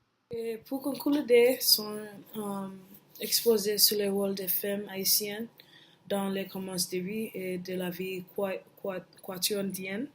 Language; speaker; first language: French; non-native, learner; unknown